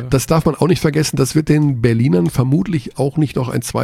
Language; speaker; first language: German; native; German